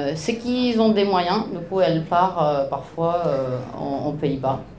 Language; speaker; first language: French; non-native, fluent; Polish